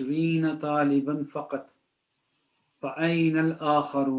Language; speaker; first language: Arabic; non-native, learner; English